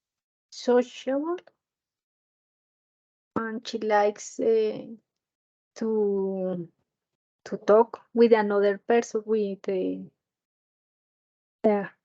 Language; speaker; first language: English; non-native, learner; Spanish